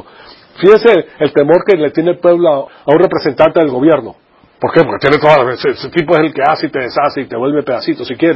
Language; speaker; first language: Spanish; native; Spanish